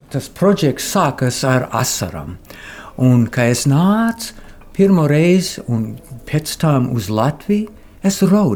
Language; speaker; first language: Latvian; early bilingual, heritage; Latvian